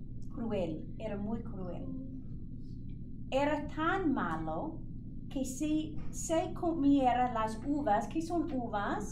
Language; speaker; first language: Spanish; non-native, fluent; English